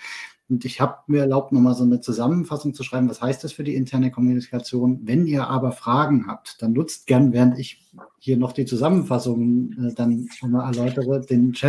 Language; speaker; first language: German; native; German